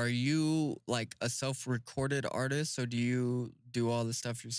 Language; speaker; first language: English; native; English